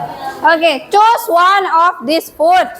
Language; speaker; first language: English; non-native, fluent; Indonesian